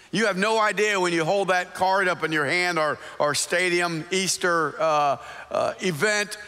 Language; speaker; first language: English; native; English